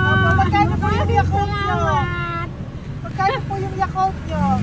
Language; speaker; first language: Filipino; native; Filipino